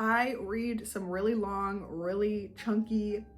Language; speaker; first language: English; native; English